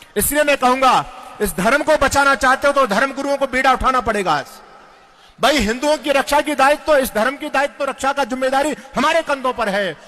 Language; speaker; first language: Hindi; native; Hindi